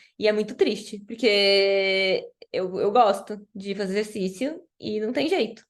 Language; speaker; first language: Portuguese; native; Portuguese